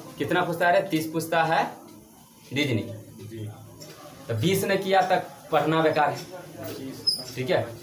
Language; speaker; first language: Hindi; native; Hindi